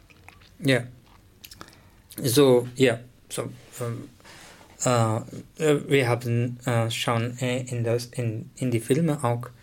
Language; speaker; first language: German; non-native, learner; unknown